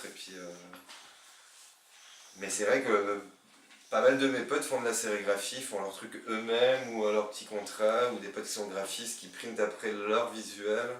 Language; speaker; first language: French; native; French